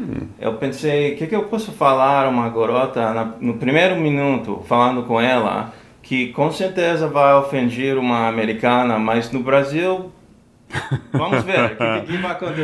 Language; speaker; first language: Portuguese; non-native, fluent; English